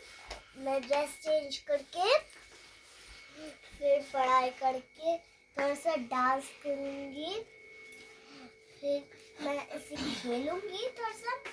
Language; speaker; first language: Hindi; non-native, local second language; Bangla